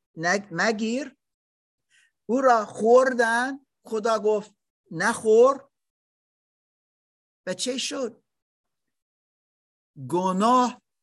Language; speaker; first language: Persian; non-native, learner; German